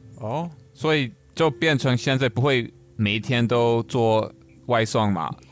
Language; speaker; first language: Chinese; non-native, fluent; English